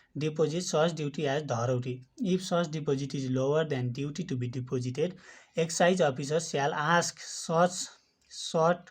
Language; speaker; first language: English; non-native, local second language; Nepali